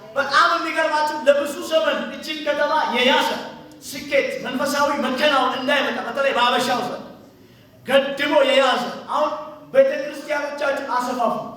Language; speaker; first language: Amharic; native; Amharic